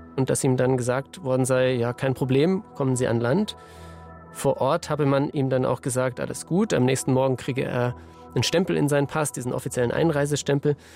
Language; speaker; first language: German; native; German